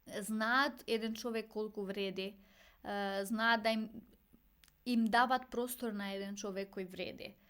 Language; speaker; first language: Macedonian; non-native, local second language; Albanian